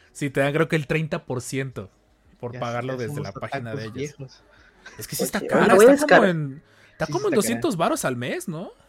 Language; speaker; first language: Spanish; native; Spanish